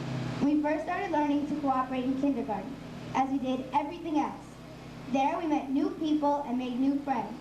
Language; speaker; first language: English; native; English